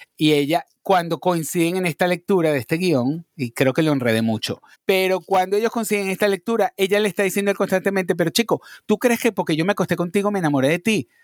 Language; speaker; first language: Spanish; native; Spanish